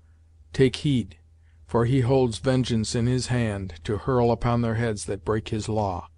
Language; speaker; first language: English; native; English